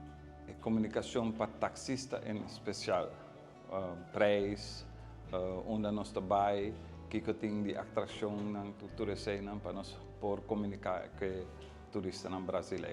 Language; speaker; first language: Portuguese; non-native, learner; Papiamento